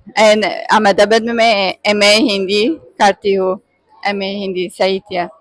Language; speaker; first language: Hindi; non-native, learner; Tajik